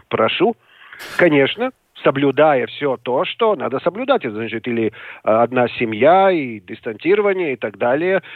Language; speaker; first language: Russian; non-native, local second language; Latvian